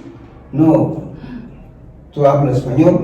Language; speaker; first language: Spanish; non-native, learner; Somali